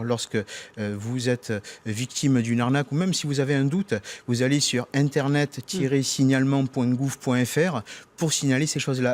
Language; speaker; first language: French; native; French